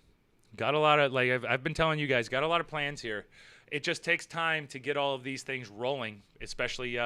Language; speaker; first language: English; native; English